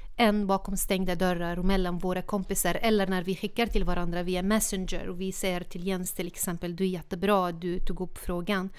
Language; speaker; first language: Swedish; non-native, fluent; Arabic